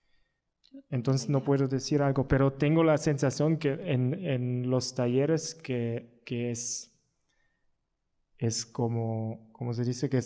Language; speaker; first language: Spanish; non-native, learner; German